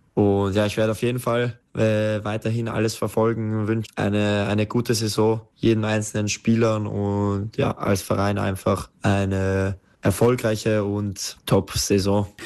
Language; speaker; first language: German; native; German